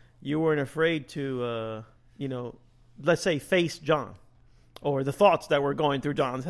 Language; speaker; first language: English; native; English